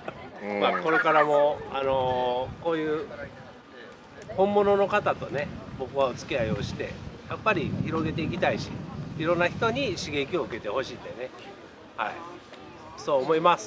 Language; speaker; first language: Japanese; native; Japanese